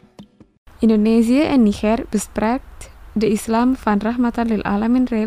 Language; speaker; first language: Dutch; non-native, fluent; Indonesian